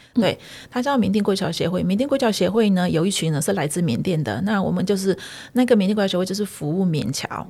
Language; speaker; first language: Chinese; early bilingual, heritage; Chinese